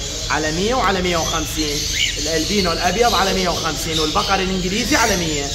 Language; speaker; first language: Arabic; native; Arabic